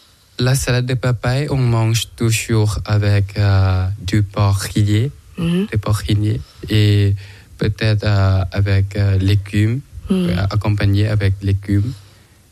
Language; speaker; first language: French; non-native, learner; Thai